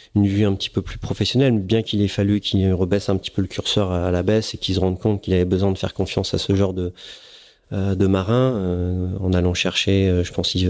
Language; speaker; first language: French; native; French